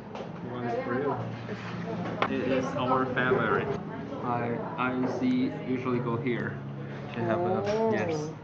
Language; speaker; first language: English; non-native, learner; Chinese